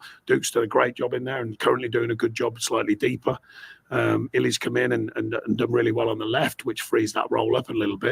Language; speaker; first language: English; native; English